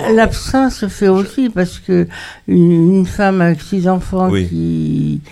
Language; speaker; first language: French; native; French